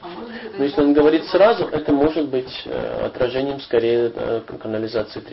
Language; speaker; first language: Russian; native; Russian